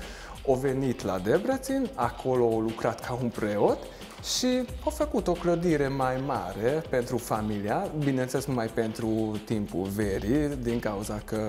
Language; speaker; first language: Romanian; non-native, local second language; Hungarian